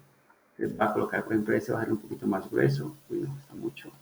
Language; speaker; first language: Spanish; native; Spanish